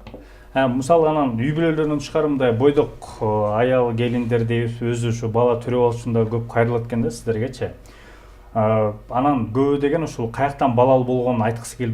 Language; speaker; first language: Kyrgyz; native; Kyrgyz